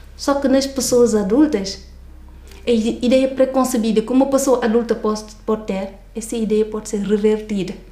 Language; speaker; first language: Portuguese; non-native, fluent; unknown